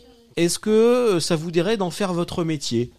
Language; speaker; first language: French; native; French